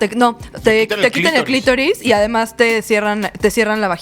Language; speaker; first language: Spanish; native; Spanish